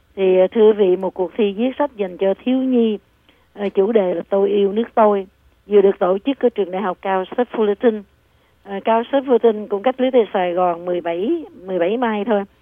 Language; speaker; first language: Vietnamese; native; Vietnamese